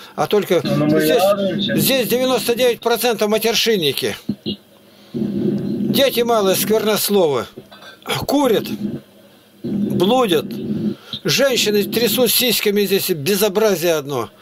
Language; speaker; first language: Russian; native; Russian